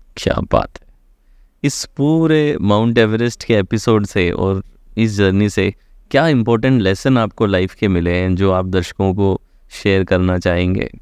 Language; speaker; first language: Hindi; native; Hindi